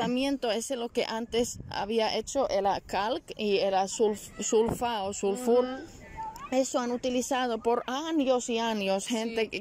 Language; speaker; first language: Spanish; non-native, learner; Finnish